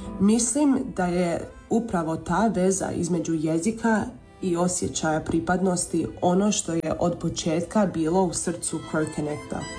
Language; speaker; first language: Serbian; early bilingual, heritage; Croatian